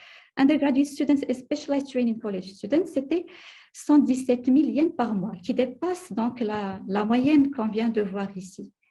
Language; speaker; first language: French; non-native, local second language; Arabic